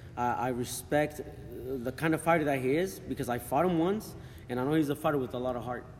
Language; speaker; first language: English; early bilingual, other home language; Spanish